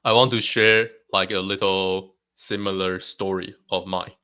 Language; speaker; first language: English; non-native, fluent; Chinese